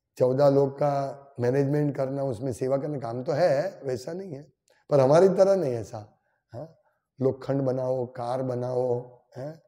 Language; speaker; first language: Hindi; non-native, local second language; Gujarati